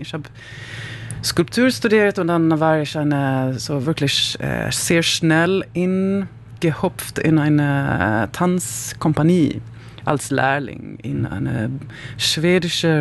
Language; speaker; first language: German; non-native, learner; Swedish